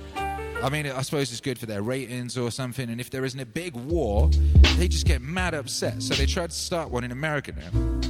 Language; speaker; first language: English; native; English